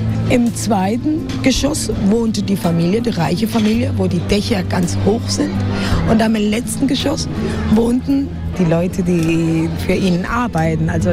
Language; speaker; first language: German; non-native, fluent; Spanish